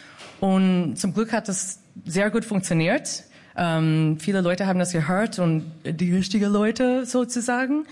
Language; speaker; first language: German; non-native, fluent; English